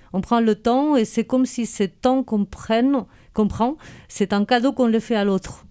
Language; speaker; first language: French; non-native, fluent; Spanish